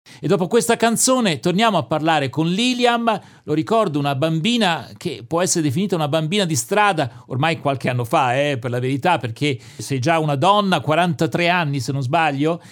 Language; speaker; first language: Italian; native; Italian